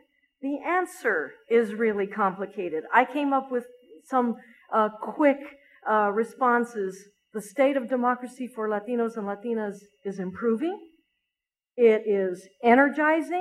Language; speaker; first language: English; native; English